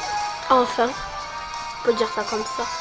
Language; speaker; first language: French; native; French